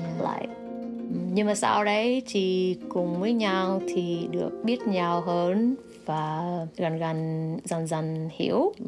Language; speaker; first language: Vietnamese; early bilingual, heritage; Vietnamese